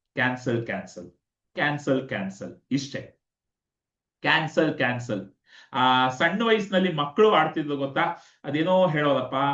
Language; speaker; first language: Kannada; native; Kannada